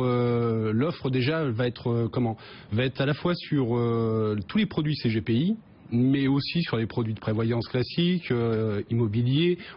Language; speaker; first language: French; native; French